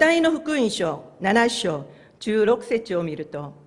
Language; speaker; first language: Japanese; non-native, fluent; Korean